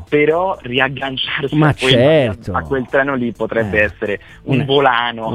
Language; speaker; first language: Italian; native; Italian